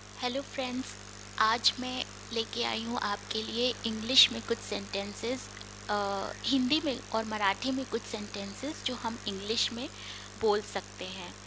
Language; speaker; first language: Hindi; non-native, local second language; Marathi